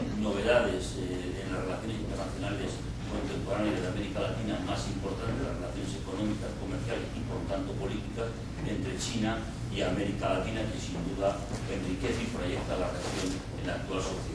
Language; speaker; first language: Spanish; native; Spanish